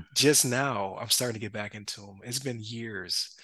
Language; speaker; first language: English; native; English